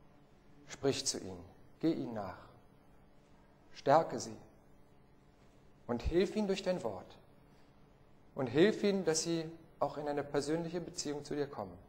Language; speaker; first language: German; native; German